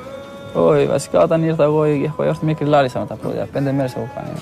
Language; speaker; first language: Greek; non-native, fluent; Albanian